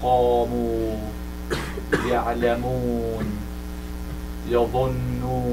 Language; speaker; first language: Arabic; non-native, learner; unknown